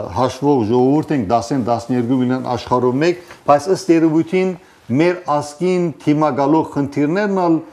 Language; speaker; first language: Armenian; early bilingual, heritage; Armenian